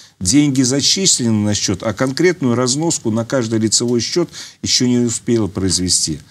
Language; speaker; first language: Russian; native; Russian